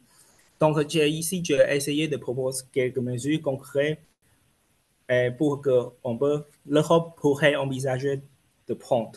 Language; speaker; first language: French; non-native, fluent; Chinese